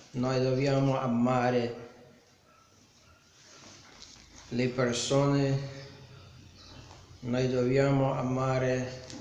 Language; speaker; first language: Italian; non-native, learner; Portuguese